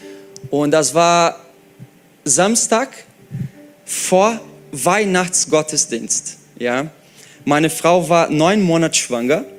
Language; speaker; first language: German; non-native, fluent; Portuguese